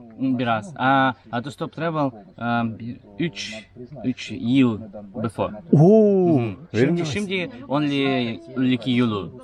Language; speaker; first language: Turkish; non-native, learner; Russian